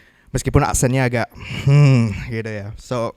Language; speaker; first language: Indonesian; native; Indonesian